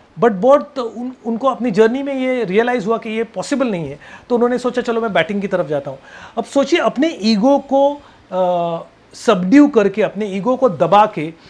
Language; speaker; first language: Hindi; non-native, local second language; Marathi